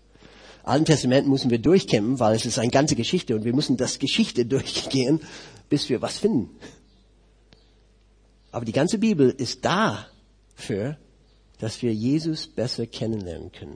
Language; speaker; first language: German; non-native, fluent; English